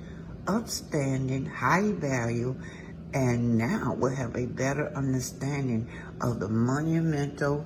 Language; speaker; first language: English; native; English